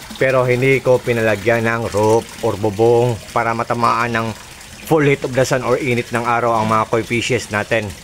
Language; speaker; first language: Filipino; non-native, local second language; Cebuano